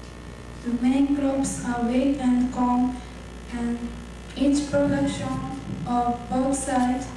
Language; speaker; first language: English; non-native, learner; Japanese